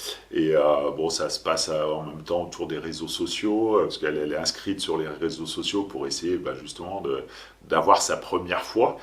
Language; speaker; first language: French; native; French